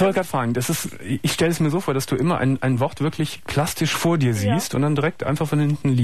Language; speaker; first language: German; native; German